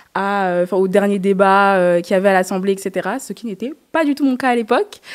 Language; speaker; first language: French; native; French